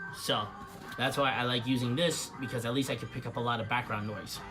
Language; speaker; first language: English; native; English